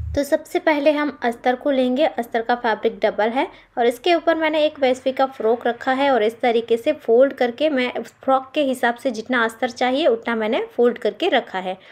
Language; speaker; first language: Hindi; non-native, local second language; Gujarati